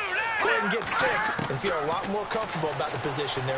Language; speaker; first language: English; native; English